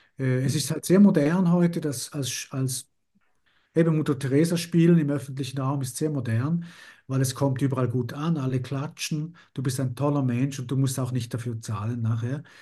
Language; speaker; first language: German; early bilingual, other home language; Spanish